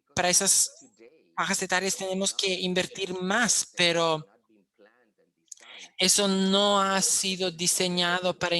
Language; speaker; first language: Spanish; non-native, fluent; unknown